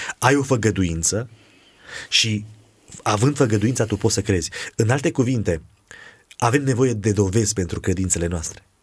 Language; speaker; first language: Romanian; native; Romanian